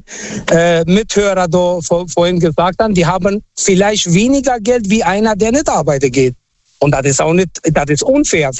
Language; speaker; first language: German; non-native, fluent; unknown